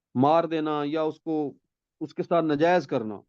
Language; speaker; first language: Urdu; non-native, local second language; Punjabi